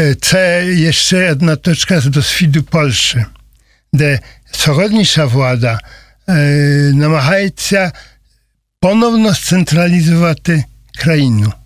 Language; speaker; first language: Ukrainian; non-native, learner; Polish